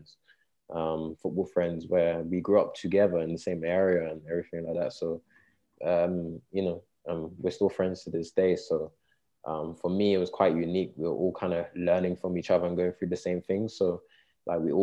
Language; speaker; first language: English; native; English